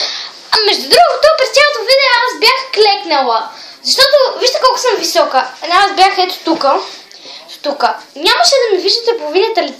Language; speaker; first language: Bulgarian; early bilingual, heritage; Bulgarian